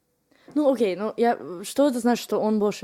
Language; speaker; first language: Russian; non-native, fluent; English